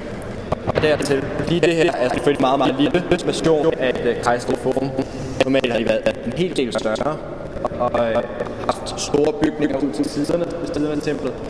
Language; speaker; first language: Danish; native; Danish